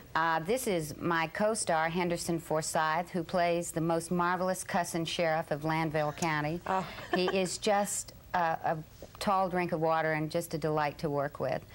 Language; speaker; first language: English; native; English